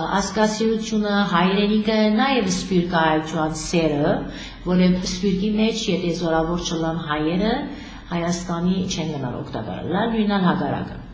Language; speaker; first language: Armenian; early bilingual, heritage; Armenian